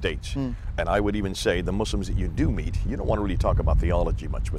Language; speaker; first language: English; native; English